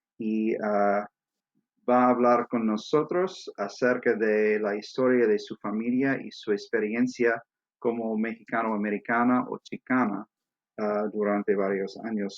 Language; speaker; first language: Spanish; non-native, fluent; English